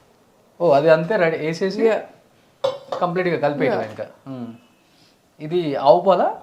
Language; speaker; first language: Telugu; native; Telugu